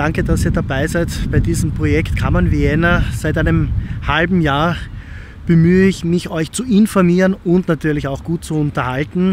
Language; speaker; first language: German; native; German